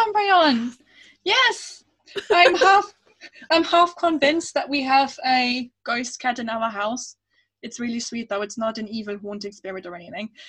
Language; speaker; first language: English; non-native, fluent; German